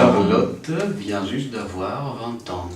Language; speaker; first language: French; non-native, learner; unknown